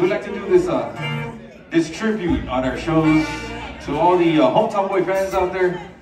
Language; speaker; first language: English; early bilingual, other home language; Spanish